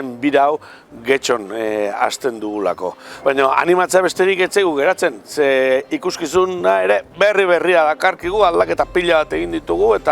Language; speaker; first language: Basque; native; Basque